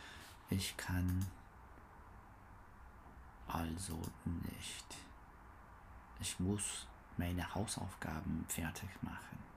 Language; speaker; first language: German; non-native, learner; English